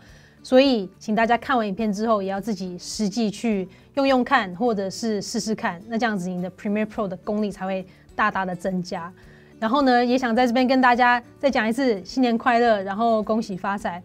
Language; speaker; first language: Chinese; native; Chinese